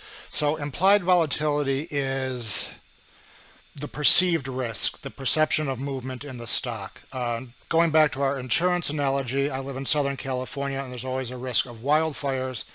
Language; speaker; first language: English; native; English